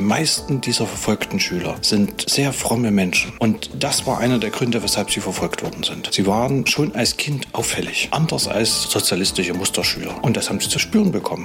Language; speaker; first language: German; native; German